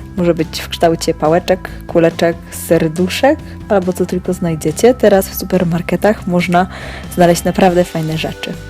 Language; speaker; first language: Polish; native; Polish